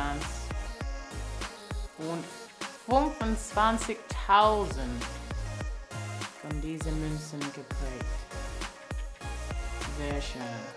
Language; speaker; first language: German; non-native, learner; English